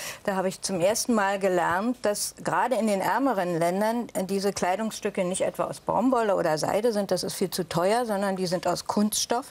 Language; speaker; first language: German; native; German